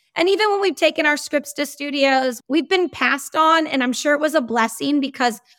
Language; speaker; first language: English; native; English